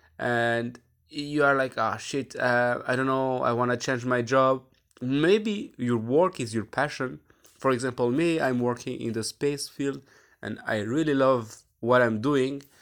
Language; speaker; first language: English; non-native, fluent; French